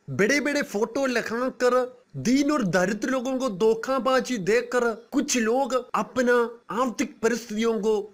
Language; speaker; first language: Hindi; non-native, local second language; Malayalam